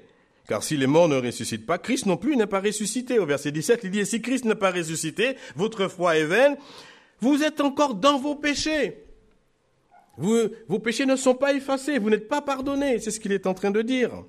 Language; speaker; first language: French; native; French